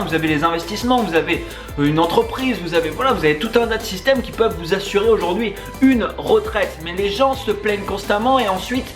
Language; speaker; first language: French; native; French